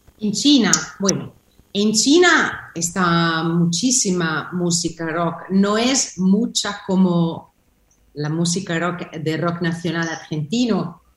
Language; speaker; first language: Spanish; non-native, learner; Italian